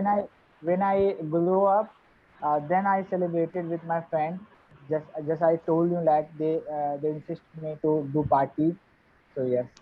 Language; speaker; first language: English; non-native, learner; Hindi